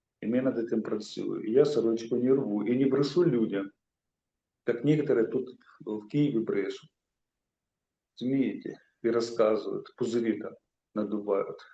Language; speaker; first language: Ukrainian; non-native, local second language; Russian